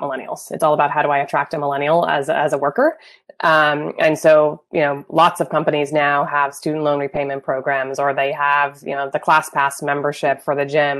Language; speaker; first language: English; native; English